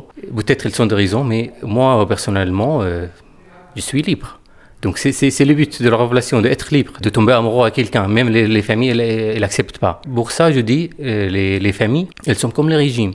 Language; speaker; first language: French; non-native, fluent; Arabic